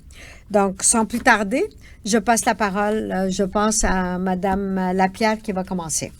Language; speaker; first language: French; native; French